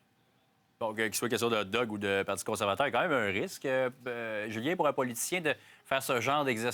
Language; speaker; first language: French; native; French